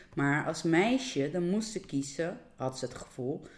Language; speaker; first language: Dutch; non-native, fluent; Russian